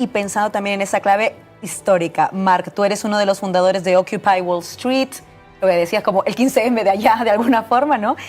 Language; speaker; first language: Spanish; native; Spanish